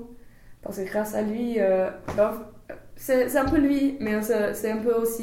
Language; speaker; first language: French; non-native, learner; English